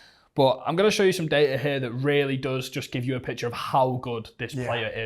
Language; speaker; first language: English; native; English